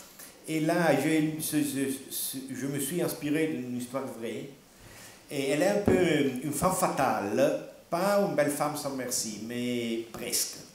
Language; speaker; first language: French; non-native, learner; Italian